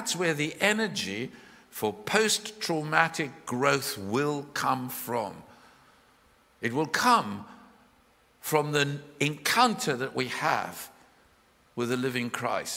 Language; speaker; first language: English; native; English